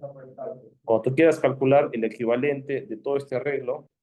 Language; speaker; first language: Spanish; native; Spanish